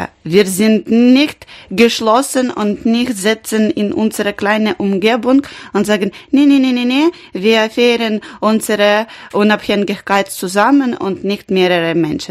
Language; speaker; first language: German; non-native, learner; Ukrainian